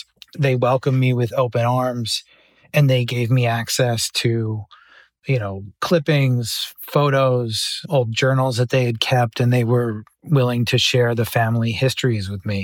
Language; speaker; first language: English; native; English